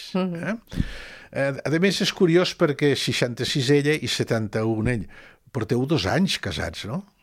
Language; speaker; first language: Catalan; native; Catalan